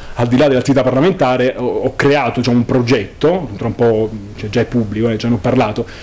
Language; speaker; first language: Italian; native; Italian